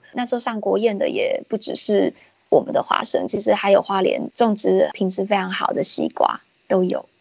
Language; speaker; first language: Chinese; native; Chinese